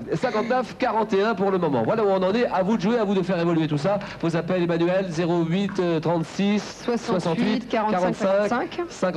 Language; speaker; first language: French; native; French